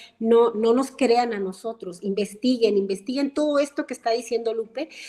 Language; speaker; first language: Spanish; native; Spanish